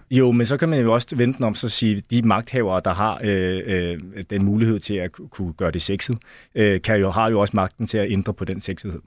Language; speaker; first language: Danish; early bilingual, other home language; Chinese